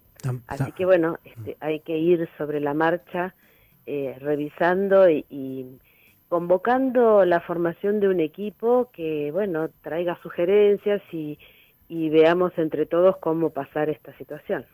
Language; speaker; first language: Spanish; native; Spanish